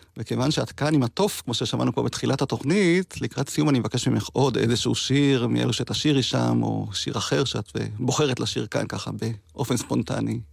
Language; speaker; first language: Hebrew; native; Hebrew